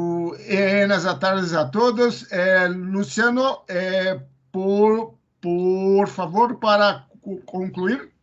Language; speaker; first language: Spanish; non-native, learner; Portuguese